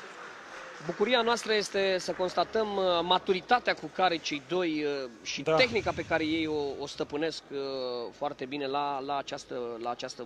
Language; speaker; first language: Romanian; native; Romanian